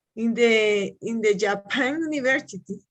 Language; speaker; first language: English; non-native, learner; Spanish